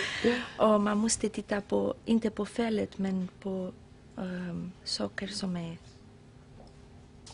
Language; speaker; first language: Swedish; non-native, fluent; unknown